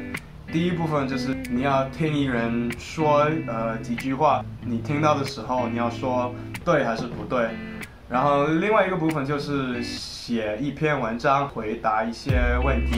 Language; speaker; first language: Chinese; non-native, fluent; English